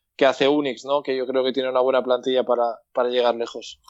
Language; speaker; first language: Spanish; native; Spanish